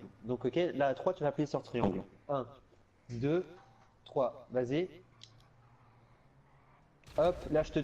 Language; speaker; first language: French; native; French